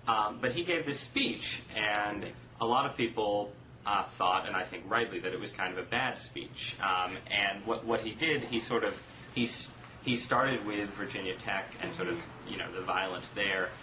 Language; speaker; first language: English; native; English